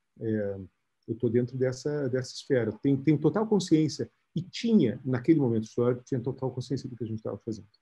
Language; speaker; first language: Portuguese; native; Portuguese